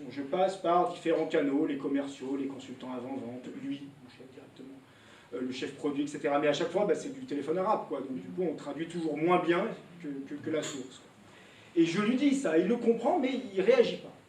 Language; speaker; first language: French; native; French